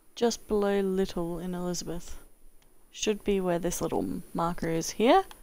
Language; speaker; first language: English; native; English